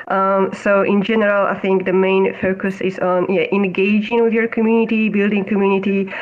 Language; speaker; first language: English; non-native, fluent; Polish